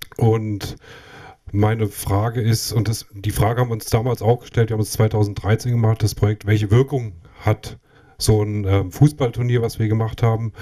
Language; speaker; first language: German; native; German